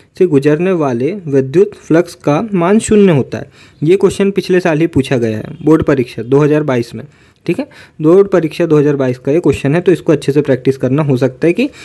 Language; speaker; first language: Hindi; native; Hindi